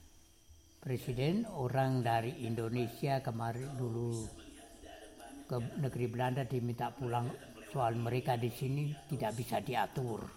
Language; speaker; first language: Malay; non-native, local second language; Javanese